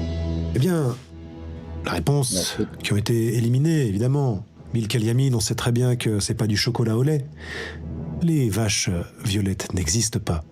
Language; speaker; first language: French; native; French